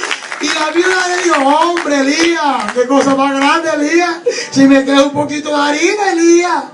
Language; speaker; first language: Spanish; native; Spanish